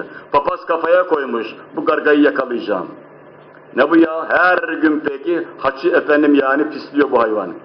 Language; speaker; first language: Turkish; native; Turkish